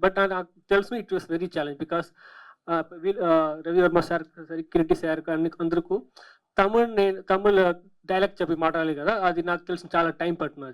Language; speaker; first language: Telugu; non-native, learner; Tamil